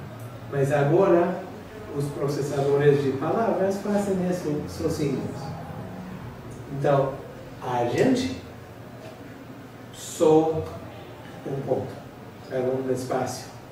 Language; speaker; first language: Portuguese; non-native, fluent; English